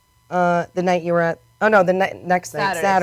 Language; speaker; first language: English; native; English